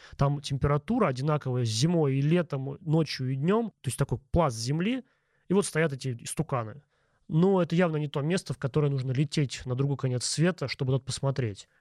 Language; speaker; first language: Russian; native; Russian